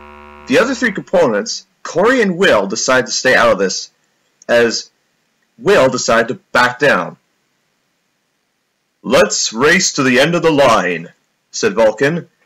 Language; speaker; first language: English; native; English